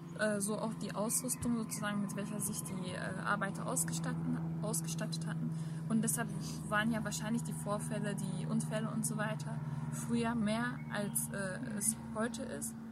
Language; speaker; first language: German; early bilingual, other home language; Turkish